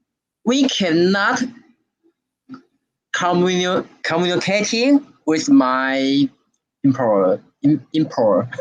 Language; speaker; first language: English; non-native, learner; Chinese